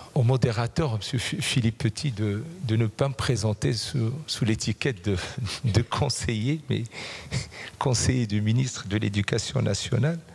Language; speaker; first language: French; non-native, local second language; Arabic